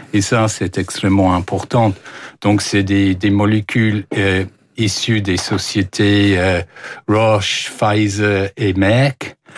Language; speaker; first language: French; non-native, fluent; English